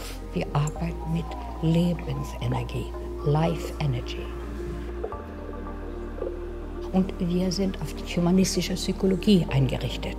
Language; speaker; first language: German; non-native, fluent; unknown